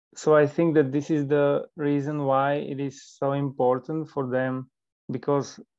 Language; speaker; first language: English; non-native, fluent; Slovak